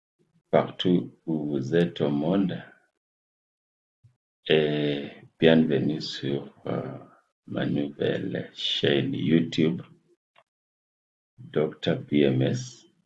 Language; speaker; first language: French; non-native, fluent; English